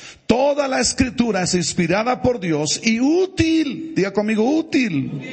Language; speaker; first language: Spanish; native; Spanish